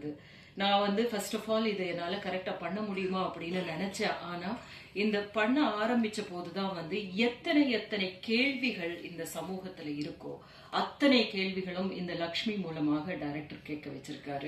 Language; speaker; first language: Tamil; native; Tamil